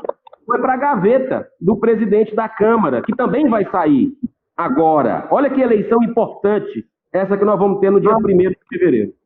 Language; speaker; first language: Portuguese; native; Portuguese